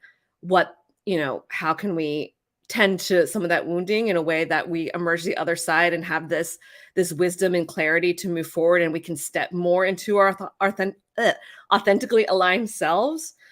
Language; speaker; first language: English; native; English